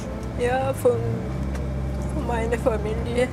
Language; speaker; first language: German; non-native, learner; Korean